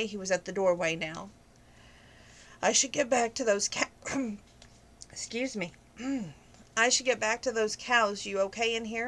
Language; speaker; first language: English; native; English